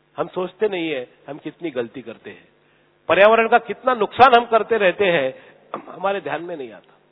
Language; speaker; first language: Hindi; non-native, local second language; Marathi